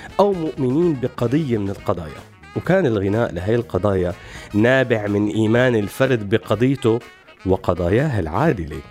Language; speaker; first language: Arabic; native; Arabic